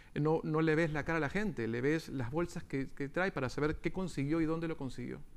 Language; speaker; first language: Spanish; native; Spanish